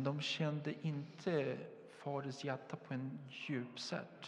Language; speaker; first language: Swedish; non-native, fluent; Portuguese